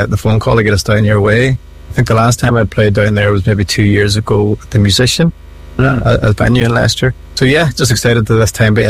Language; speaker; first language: English; native; English